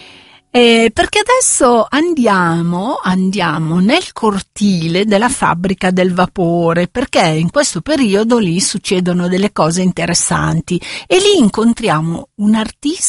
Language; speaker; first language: Italian; native; Italian